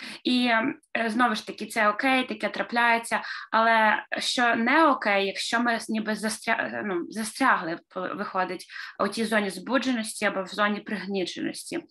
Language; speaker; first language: Ukrainian; native; Ukrainian